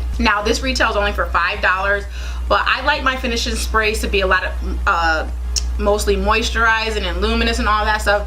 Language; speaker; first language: English; native; English